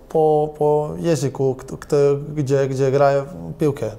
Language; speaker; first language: Polish; non-native, learner; Croatian